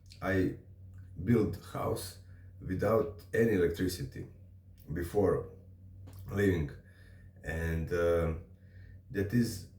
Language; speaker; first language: English; non-native, learner; Serbian